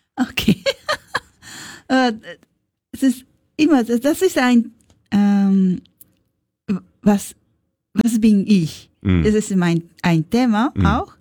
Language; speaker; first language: German; non-native, learner; Japanese